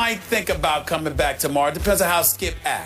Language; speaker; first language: English; native; English